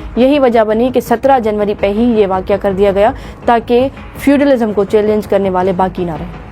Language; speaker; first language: Urdu; non-native, local second language; Sindhi